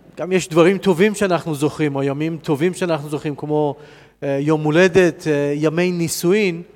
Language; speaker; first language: Hebrew; non-native, fluent; English